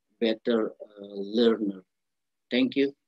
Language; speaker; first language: English; non-native, learner; Indonesian